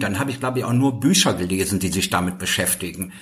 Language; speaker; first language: German; native; German